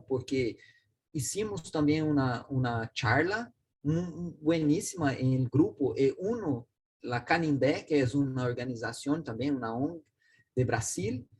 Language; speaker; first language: Spanish; non-native, learner; Portuguese